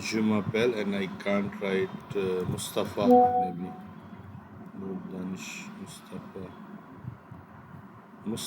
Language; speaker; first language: French; non-native, fluent; Urdu